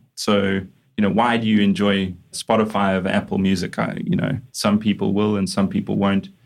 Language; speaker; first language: English; native; English